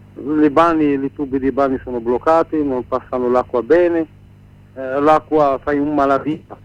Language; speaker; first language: Italian; non-native, learner; Arabic